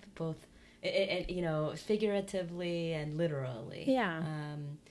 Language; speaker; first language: English; non-native, fluent; Finnish